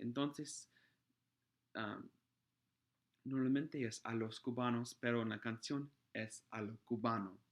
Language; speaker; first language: Spanish; non-native, fluent; English